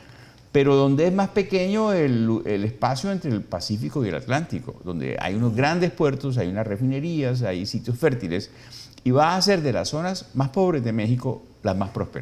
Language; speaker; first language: Spanish; native; Spanish